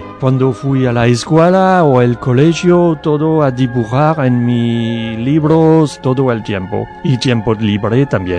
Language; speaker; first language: Spanish; non-native, learner; French